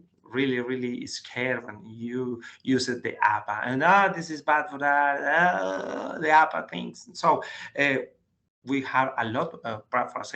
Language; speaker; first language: English; non-native, learner; Spanish